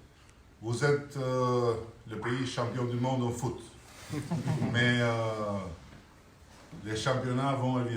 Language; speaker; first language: French; non-native, fluent; Albanian